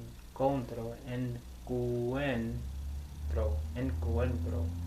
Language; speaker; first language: Spanish; non-native, learner; English